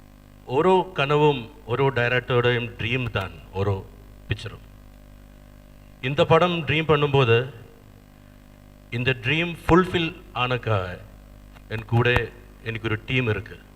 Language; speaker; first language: Tamil; non-native, learner; Malayalam